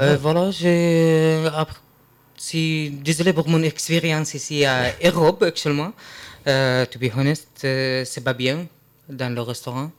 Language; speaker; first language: French; non-native, learner; Arabic